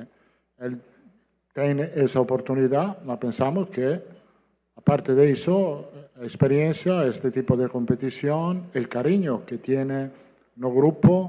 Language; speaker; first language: Portuguese; non-native, fluent; Italian